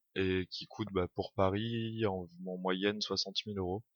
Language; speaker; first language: French; native; French